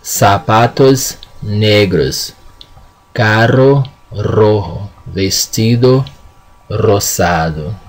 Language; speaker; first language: Spanish; non-native, fluent; Portuguese